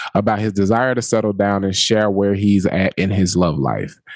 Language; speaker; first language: English; native; English